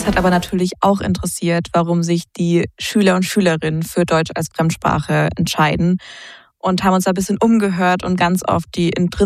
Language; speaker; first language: German; native; German